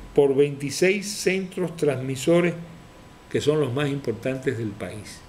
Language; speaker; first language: Spanish; native; Spanish